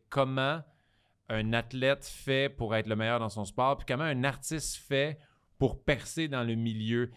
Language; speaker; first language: French; native; French